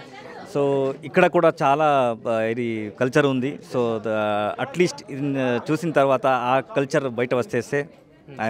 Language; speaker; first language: Telugu; non-native, learner; Kannada